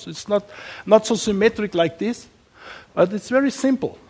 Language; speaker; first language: English; non-native, learner; German